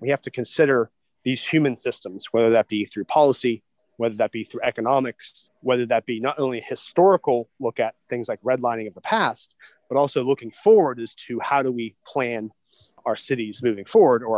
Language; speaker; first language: English; native; English